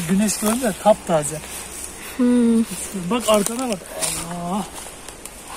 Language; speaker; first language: Turkish; native; Turkish